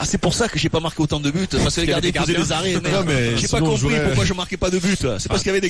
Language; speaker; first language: French; native; French